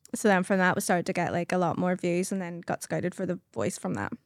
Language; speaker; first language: English; native; English